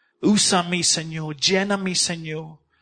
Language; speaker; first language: Spanish; non-native, learner; English